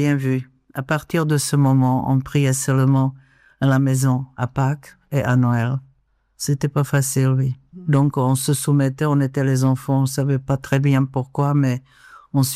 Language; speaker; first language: French; non-native, fluent; Czech